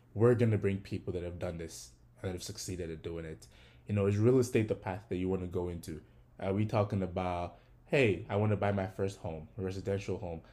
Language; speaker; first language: English; non-native, local second language; Yoruba